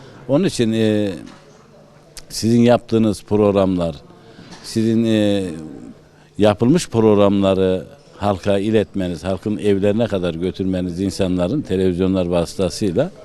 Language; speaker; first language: Turkish; native; Turkish